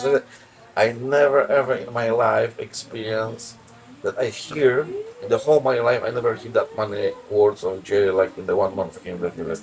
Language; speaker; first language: English; non-native, learner; Polish